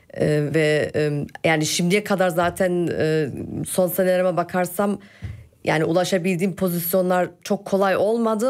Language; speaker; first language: Turkish; early bilingual, heritage; Turkish